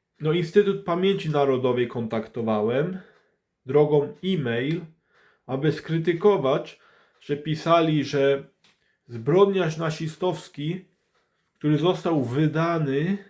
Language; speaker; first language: Polish; early bilingual, heritage; English